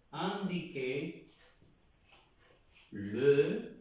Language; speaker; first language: French; non-native, fluent; Spanish